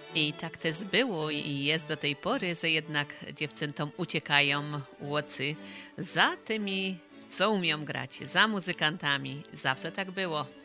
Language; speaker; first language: Polish; native; Polish